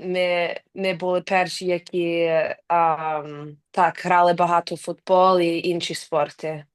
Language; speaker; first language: Ukrainian; early bilingual, heritage; English